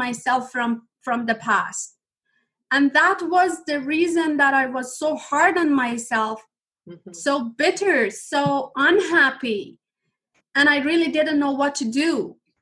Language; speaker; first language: English; non-native, fluent; Persian